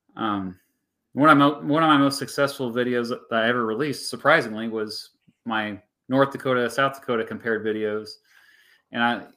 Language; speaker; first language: English; native; English